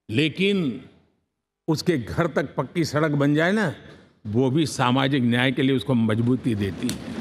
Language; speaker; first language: Hindi; non-native, local second language; Gujarati